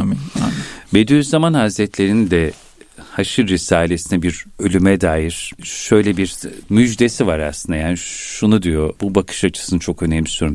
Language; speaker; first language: Turkish; native; Turkish